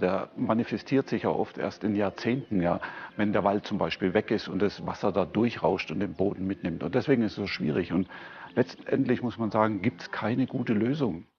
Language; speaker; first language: German; native; German